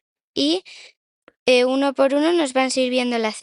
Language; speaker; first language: Spanish; native; Spanish